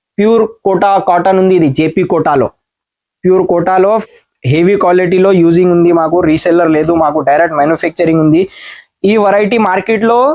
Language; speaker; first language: Telugu; non-native, learner; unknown